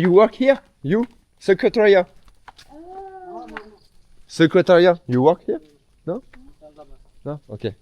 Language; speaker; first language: English; non-native, learner; French